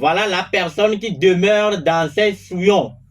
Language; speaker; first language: French; non-native, local second language; Ewe